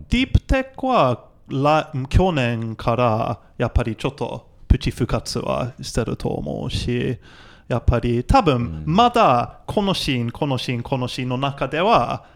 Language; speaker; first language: Japanese; non-native, fluent; English